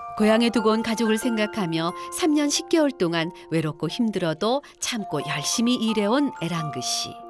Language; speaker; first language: Korean; native; Korean